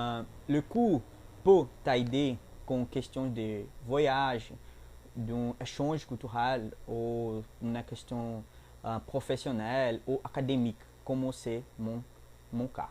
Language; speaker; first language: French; non-native, learner; Portuguese